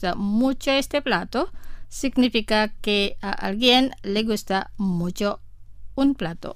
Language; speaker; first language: Spanish; non-native, fluent; Indonesian